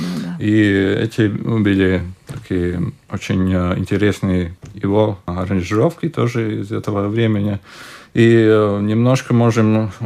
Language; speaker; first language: Russian; non-native, local second language; Latvian